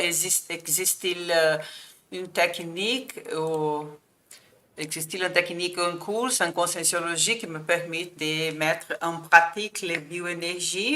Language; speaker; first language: French; non-native, fluent; Portuguese